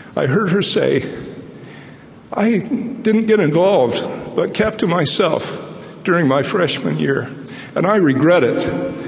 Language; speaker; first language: English; native; English